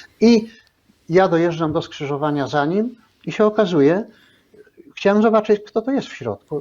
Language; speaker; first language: Polish; native; Polish